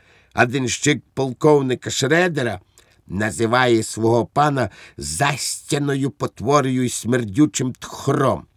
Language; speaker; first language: Ukrainian; native; Ukrainian